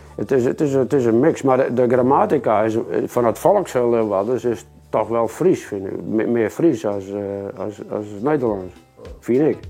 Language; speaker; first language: Dutch; native; Dutch